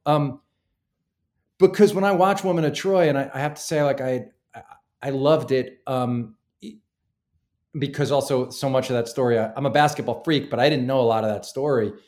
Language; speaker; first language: English; native; English